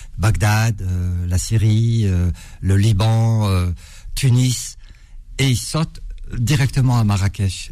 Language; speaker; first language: French; early bilingual, other home language; Arabic